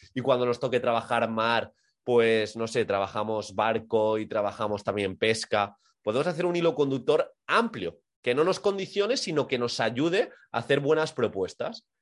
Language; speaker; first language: Spanish; native; Spanish